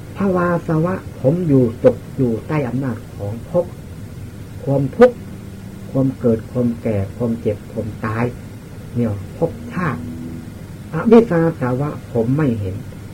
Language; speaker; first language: Thai; non-native, local second language; Lao